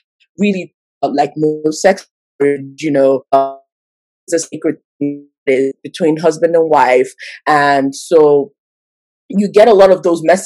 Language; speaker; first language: English; non-native, local second language; Yoruba